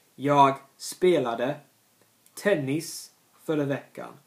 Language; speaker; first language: Swedish; non-native, learner; English